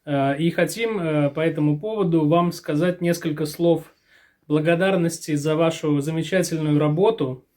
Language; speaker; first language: Russian; native; Russian